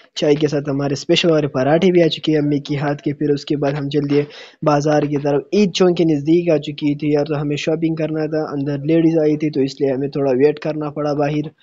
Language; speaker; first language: Hindi; native; Hindi